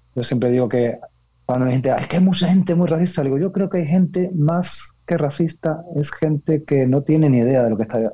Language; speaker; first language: Spanish; native; Spanish